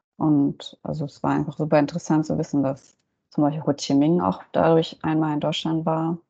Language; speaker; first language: German; native; German